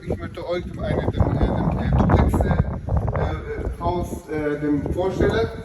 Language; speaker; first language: German; non-native, learner; Turkish